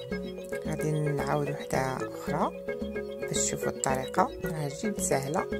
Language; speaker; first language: Arabic; native; Arabic